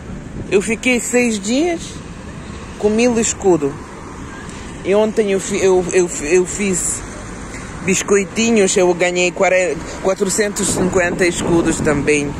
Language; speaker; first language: Portuguese; non-native, learner; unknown